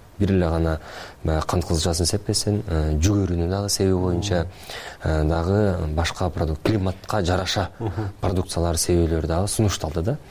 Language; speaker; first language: Kyrgyz; native; Kyrgyz